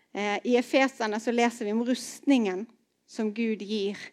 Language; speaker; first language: Norwegian; native; Norwegian